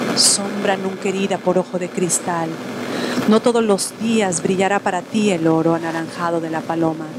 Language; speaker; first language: Spanish; native; Spanish